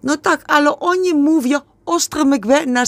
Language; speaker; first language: Polish; non-native, learner; Dutch